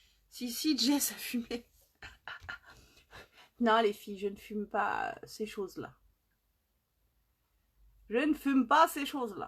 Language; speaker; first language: French; native; French